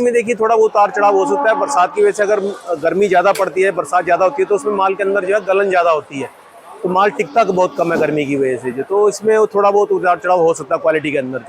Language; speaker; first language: Hindi; native; Hindi